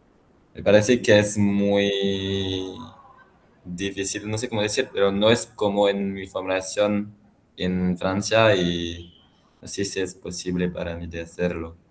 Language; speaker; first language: Spanish; non-native, learner; French